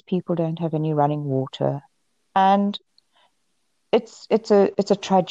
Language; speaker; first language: English; native; English